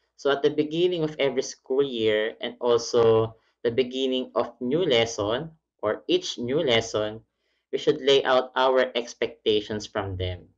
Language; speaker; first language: English; non-native, local second language; Filipino